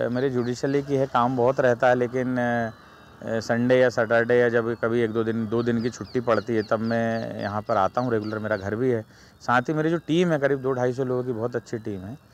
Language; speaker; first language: Hindi; native; Hindi